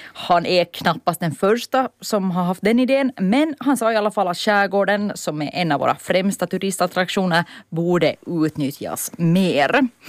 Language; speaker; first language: Swedish; native; Swedish